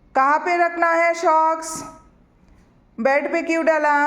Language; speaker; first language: Hindi; non-native, local second language; Bangla